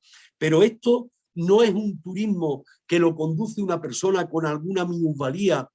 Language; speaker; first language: Spanish; native; Spanish